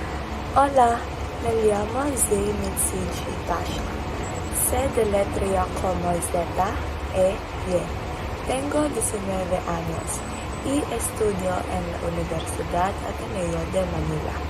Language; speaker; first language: Spanish; non-native, learner; Filipino